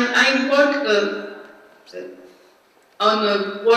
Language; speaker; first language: English; non-native, learner; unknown